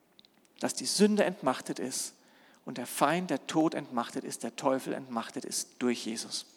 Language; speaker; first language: German; native; German